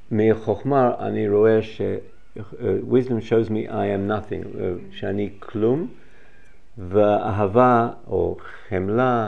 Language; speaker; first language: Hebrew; non-native, fluent; English